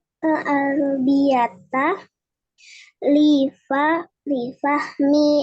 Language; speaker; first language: Arabic; non-native, learner; Indonesian